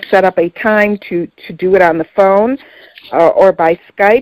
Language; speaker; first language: English; native; English